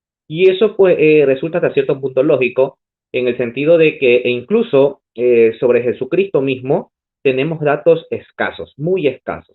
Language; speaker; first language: Spanish; native; Spanish